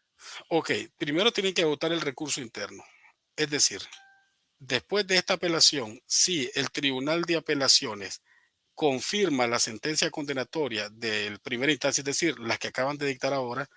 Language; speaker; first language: Spanish; native; Spanish